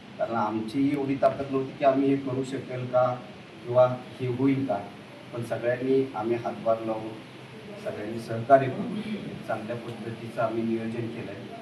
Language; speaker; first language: Marathi; native; Marathi